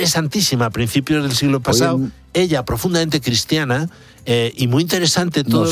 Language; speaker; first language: Spanish; native; Spanish